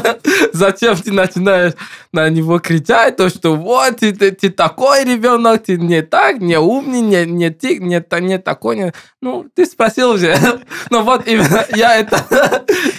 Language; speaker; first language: Russian; non-native, learner; English